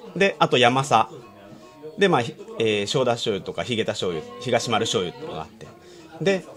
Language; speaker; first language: Japanese; native; Japanese